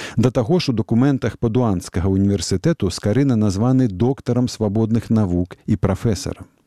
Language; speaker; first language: Belarusian; native; Belarusian